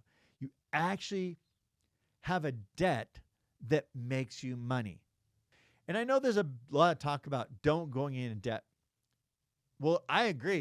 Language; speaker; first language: English; native; English